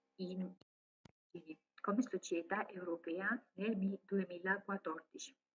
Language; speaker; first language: Italian; non-native, learner; Georgian